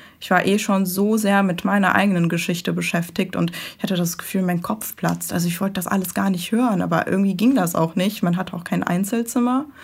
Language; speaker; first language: German; early bilingual, other home language; Persian